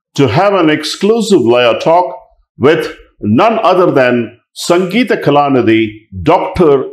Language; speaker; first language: English; non-native, local second language; Tamil